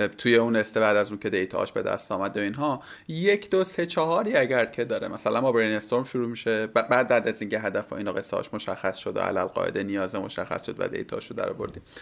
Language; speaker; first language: Persian; native; Persian